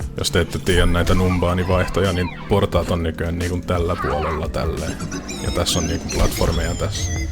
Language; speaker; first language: Finnish; non-native, fluent; English